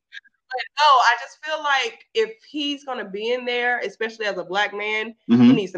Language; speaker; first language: English; native; English